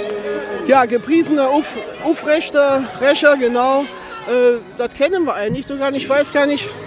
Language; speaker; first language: German; native; German